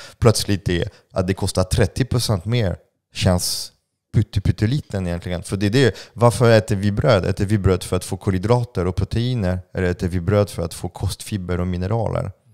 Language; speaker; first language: Swedish; non-native, fluent; French